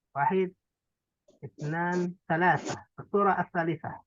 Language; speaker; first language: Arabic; non-native, fluent; Indonesian